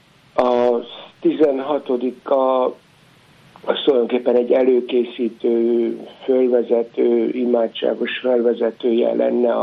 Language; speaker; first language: Hungarian; native; Hungarian